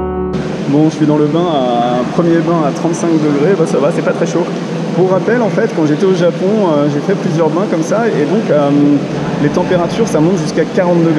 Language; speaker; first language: French; native; French